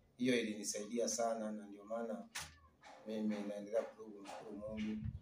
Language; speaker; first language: Swahili; non-native, local second language; Sukuma